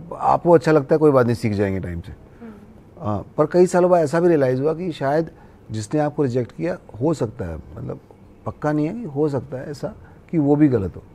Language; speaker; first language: Hindi; native; Hindi